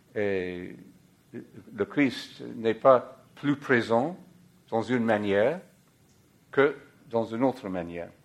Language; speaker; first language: French; non-native, fluent; English